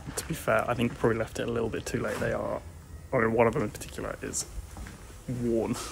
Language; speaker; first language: English; native; English